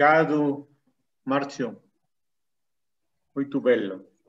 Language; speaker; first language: Portuguese; non-native, learner; Spanish